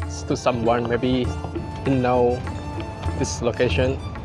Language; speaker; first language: English; non-native, learner; Indonesian